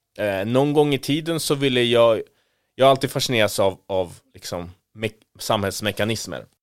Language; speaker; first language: Swedish; early bilingual, other home language; Spanish